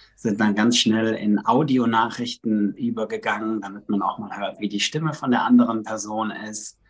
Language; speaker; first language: German; native; German